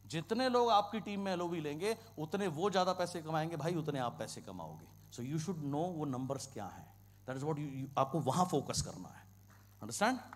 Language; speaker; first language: Hindi; non-native, local second language; Kannada